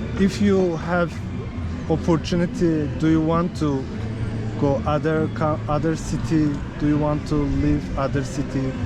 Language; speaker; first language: English; non-native, learner; Turkish